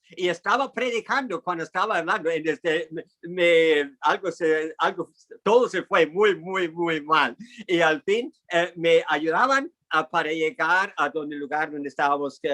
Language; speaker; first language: Spanish; non-native, fluent; English